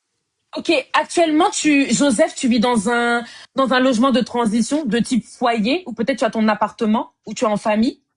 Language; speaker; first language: French; native; French